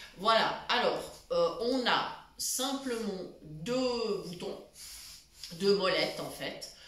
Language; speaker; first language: French; native; French